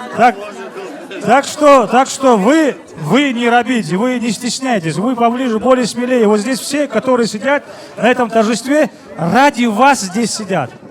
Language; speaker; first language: Russian; non-native, local second language; Lezghian